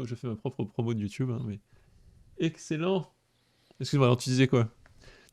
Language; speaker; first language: French; native; French